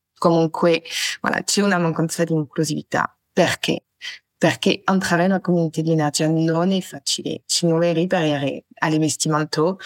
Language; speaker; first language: Italian; non-native, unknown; French